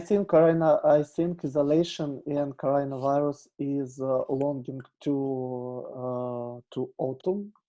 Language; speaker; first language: English; non-native, learner; Russian